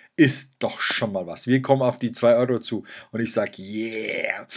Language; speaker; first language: German; native; German